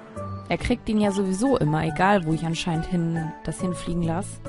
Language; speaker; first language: German; native; German